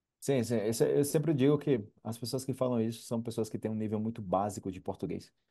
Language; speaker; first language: Portuguese; native; Portuguese